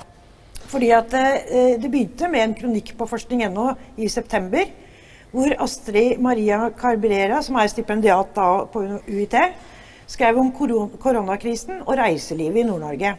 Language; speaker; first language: Norwegian; native; Norwegian